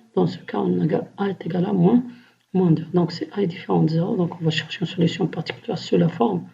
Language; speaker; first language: French; non-native, local second language; Arabic